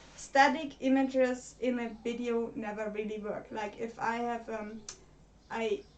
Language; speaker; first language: English; non-native, fluent; German